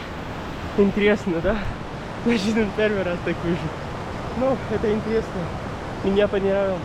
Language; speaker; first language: Russian; non-native, learner; Pashto